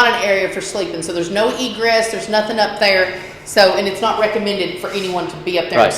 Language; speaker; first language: English; native; English